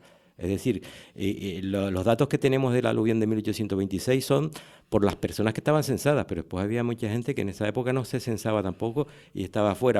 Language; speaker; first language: Spanish; native; Spanish